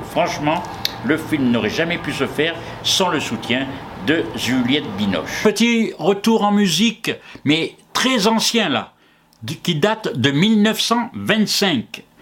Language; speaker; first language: French; native; French